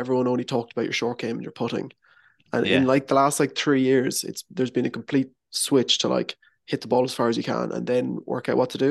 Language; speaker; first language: English; native; English